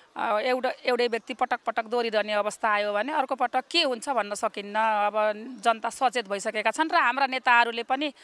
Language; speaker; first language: Nepali; native; Nepali